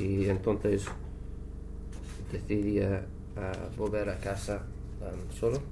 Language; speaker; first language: Spanish; non-native, learner; English